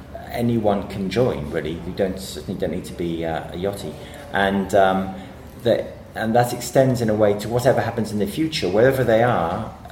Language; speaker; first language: English; native; English